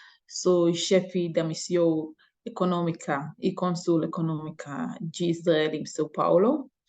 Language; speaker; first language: Portuguese; non-native, learner; Hebrew